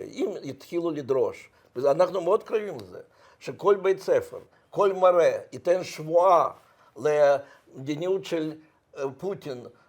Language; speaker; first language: Hebrew; non-native, fluent; Russian